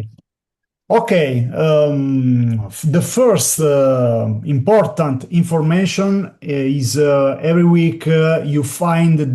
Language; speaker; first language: English; non-native, learner; Italian